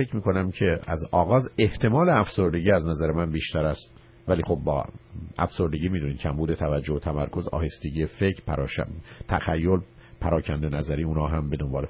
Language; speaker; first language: Persian; native; Persian